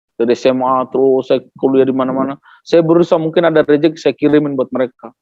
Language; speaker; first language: Indonesian; non-native, local second language; Tetum